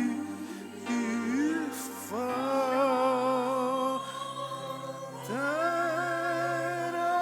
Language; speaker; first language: Portuguese; native; Portuguese